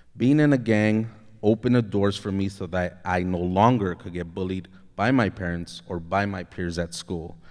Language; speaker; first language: English; native; English